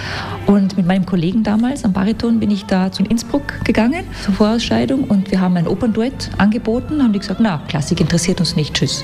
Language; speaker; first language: German; native; German